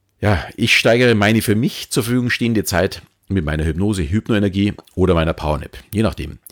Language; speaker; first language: German; native; German